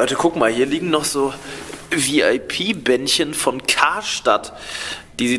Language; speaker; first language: German; native; German